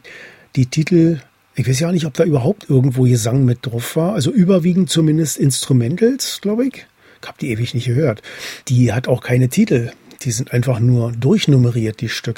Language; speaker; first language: German; native; German